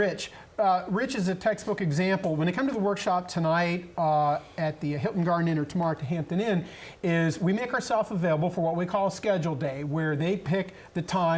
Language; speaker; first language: English; native; English